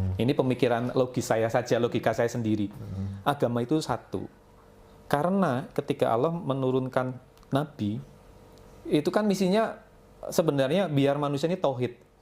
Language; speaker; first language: Indonesian; non-native, local second language; Javanese